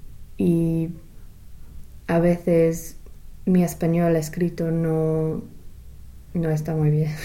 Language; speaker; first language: Spanish; non-native, fluent; English